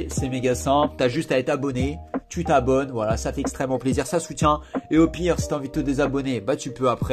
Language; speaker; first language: French; native; French